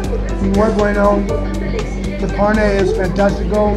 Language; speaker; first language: Spanish; non-native, learner; English